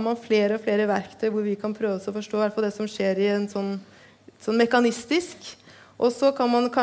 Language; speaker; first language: Norwegian; native; Norwegian